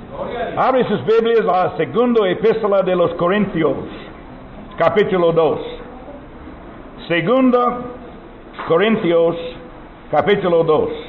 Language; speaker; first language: Spanish; non-native, learner; English